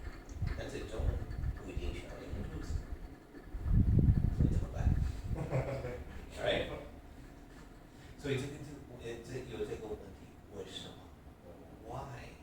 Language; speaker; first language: Chinese; non-native, learner; English